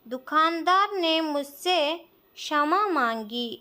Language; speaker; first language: Hindi; non-native, local second language; Kannada